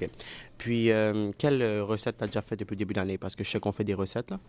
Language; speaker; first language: French; native; French